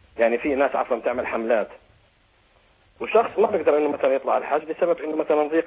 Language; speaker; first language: Arabic; native; Arabic